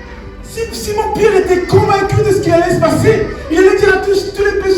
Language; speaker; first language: French; native; French